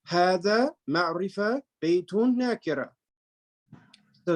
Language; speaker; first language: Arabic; non-native, learner; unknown